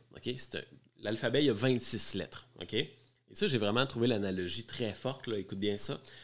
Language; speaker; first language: French; native; French